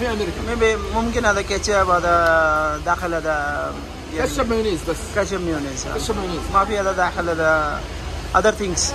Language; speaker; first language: Arabic; non-native, learner; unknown